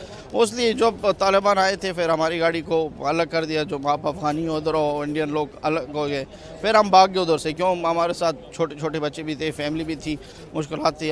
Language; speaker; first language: Hindi; non-native, fluent; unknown